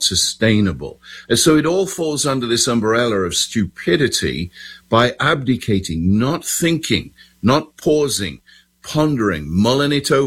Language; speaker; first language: English; native; English